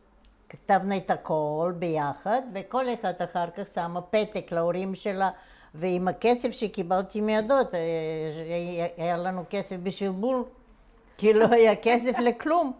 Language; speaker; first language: Hebrew; non-native, fluent; Bulgarian